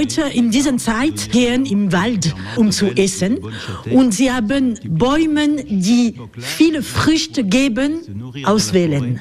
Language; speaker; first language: German; non-native, learner; French